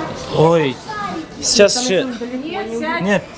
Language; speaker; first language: Russian; non-native, local second language; Kyrgyz